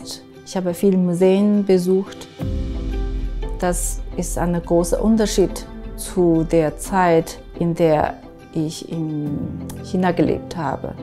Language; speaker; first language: German; non-native, fluent; Chinese